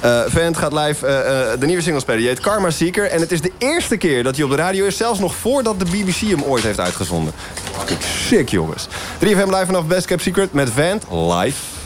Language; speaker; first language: Dutch; native; Dutch